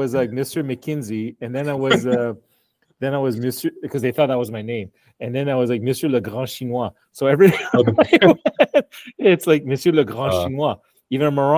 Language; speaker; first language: English; native; English